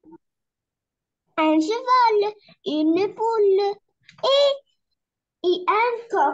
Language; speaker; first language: French; non-native, learner; Arabic